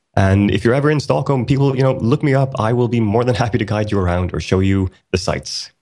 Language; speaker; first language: English; early bilingual, other home language; Swedish